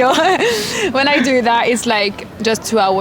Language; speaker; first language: English; non-native, fluent; French